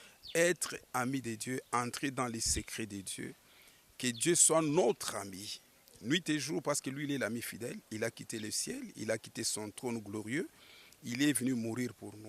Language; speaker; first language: French; non-native, local second language; Lingala